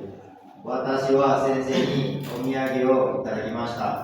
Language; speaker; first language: Japanese; non-native, learner; Indonesian